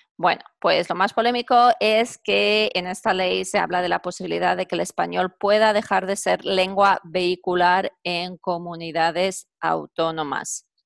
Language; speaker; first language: Spanish; native; Spanish